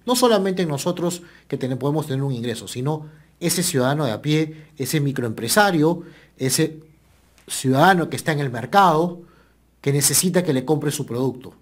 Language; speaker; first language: Spanish; native; Spanish